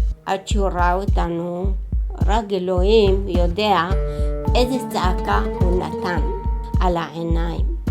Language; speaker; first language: Hebrew; early bilingual, other home language; Arabic